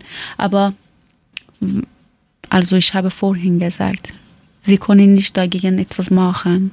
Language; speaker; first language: German; non-native, learner; Persian